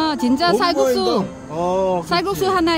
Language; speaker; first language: Korean; non-native, learner; Vietnamese